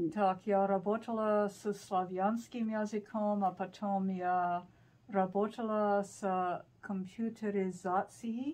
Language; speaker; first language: Russian; non-native, learner; English